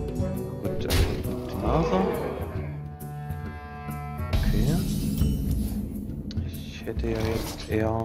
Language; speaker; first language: German; native; German